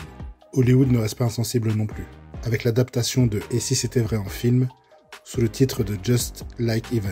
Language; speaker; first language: French; native; French